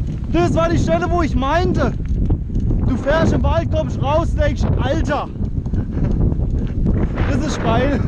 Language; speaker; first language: German; native; German